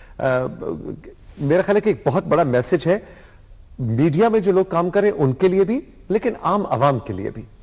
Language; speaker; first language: Urdu; native; Urdu